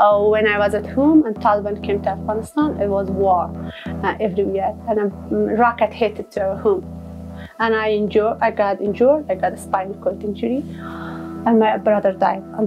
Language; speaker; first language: English; non-native, local second language; Persian